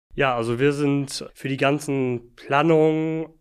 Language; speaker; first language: German; non-native, fluent; English